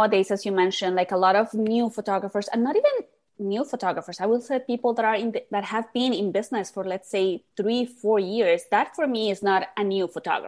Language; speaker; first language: English; non-native, fluent; Spanish